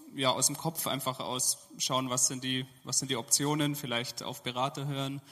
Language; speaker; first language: German; native; German